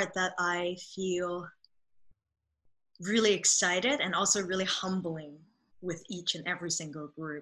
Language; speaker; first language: English; non-native, local second language; Cantonese